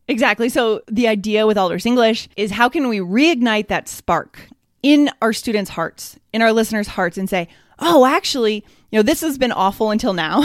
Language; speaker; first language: English; native; English